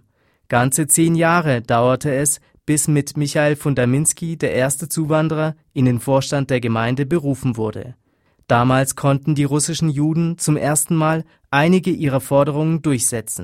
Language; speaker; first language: German; native; German